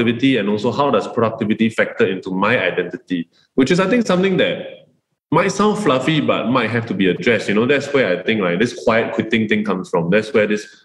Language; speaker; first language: English; non-native, local second language; Chinese